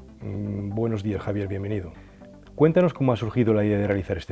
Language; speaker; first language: Spanish; native; Spanish